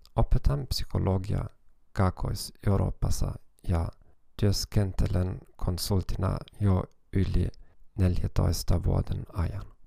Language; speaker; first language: Finnish; non-native, learner; German